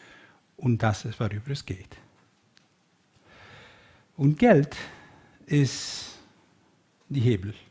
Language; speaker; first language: German; non-native, learner; Dutch